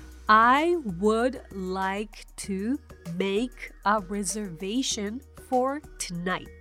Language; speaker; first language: English; non-native, fluent; Japanese